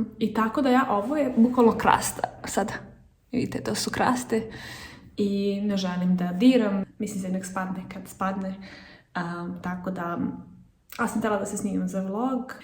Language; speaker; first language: Serbian; early bilingual, heritage; Serbian